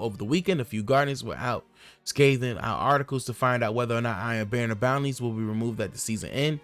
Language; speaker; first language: English; native; English